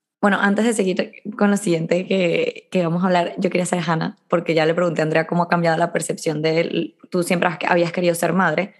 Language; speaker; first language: Spanish; native; Spanish